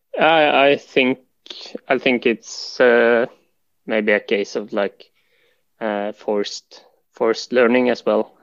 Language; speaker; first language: English; non-native, fluent; Norwegian